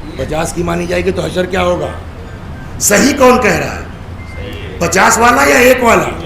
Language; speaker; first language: Urdu; native; Urdu